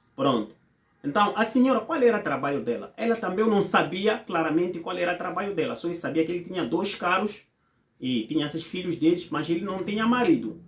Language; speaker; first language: Portuguese; non-native, fluent; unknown